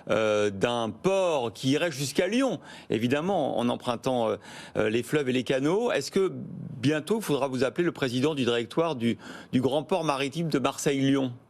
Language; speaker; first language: French; native; French